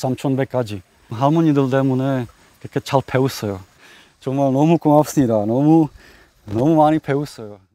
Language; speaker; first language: Korean; non-native, learner; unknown